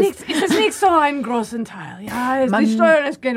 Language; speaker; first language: German; non-native, learner; English